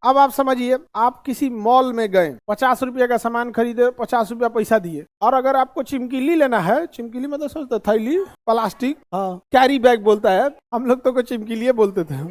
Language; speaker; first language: Hindi; native; Hindi